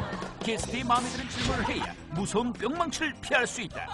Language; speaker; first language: Korean; native; Korean